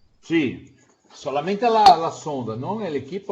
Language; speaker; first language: Spanish; non-native, fluent; Portuguese